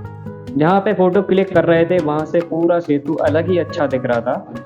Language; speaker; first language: Hindi; native; Hindi